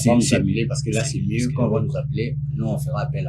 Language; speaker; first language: French; non-native, local second language; Lingala